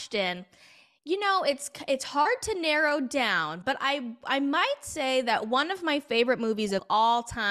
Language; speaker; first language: English; native; English